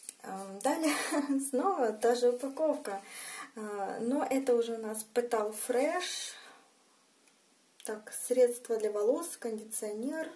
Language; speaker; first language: Russian; native; Russian